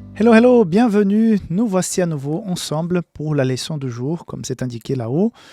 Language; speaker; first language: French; non-native, fluent; Portuguese